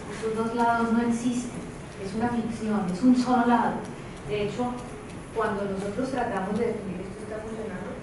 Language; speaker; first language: Spanish; native; Spanish